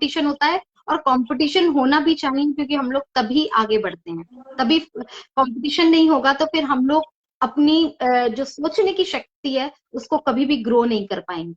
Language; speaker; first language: Hindi; native; Hindi